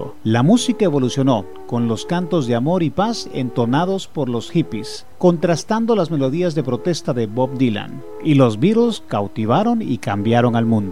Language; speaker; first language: Spanish; native; Spanish